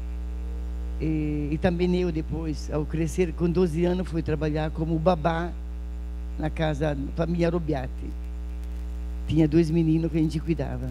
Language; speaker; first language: Portuguese; non-native, fluent; Italian